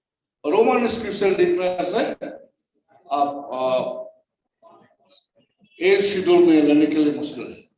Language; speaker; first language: Hindi; non-native, learner; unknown